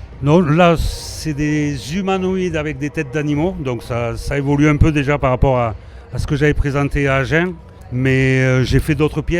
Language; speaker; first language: French; native; French